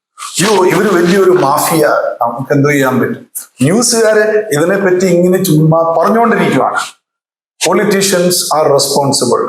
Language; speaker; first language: Malayalam; early bilingual, heritage; Malayalam